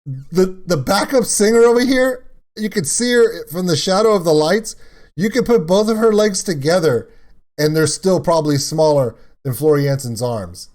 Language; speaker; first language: English; native; English